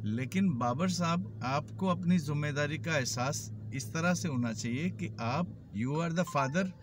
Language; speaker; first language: Urdu; native; Urdu